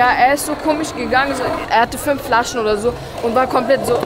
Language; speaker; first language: German; early bilingual, other home language; Persian